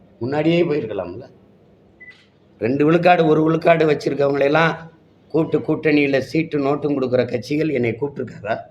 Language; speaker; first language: Tamil; native; Tamil